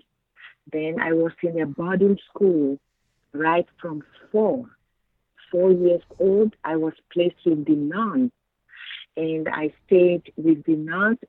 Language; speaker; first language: English; non-native, fluent; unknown